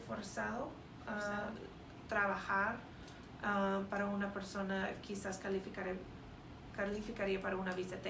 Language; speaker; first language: Spanish; non-native, fluent; English